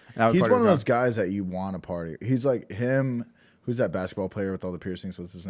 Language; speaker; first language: English; native; English